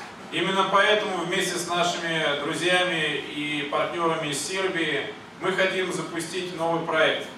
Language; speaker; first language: Russian; native; Russian